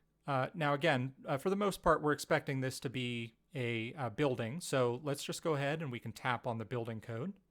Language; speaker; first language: English; native; English